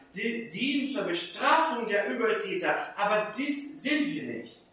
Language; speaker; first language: German; non-native, fluent; Portuguese